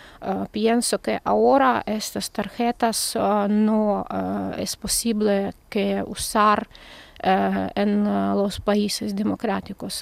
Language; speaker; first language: Spanish; non-native, learner; Ukrainian